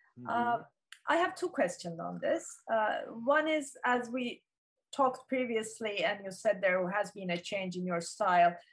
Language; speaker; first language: English; non-native, fluent; Turkish